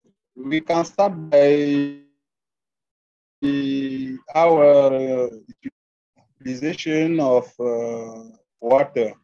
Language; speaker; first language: English; non-native, learner; French